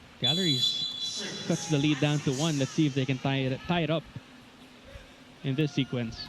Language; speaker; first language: English; non-native, local second language; Filipino